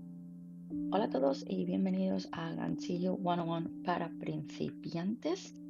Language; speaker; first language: Spanish; native; Spanish